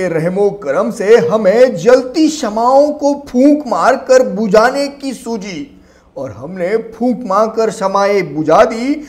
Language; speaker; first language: Hindi; non-native, local second language; Marathi